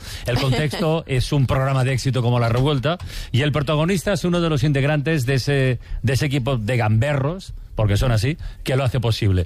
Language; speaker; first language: Spanish; native; Spanish